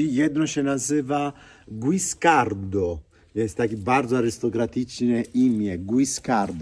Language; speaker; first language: Polish; non-native, fluent; Italian